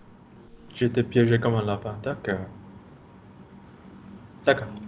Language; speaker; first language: French; non-native, fluent; Vietnamese